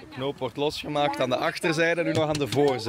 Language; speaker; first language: Dutch; native; Dutch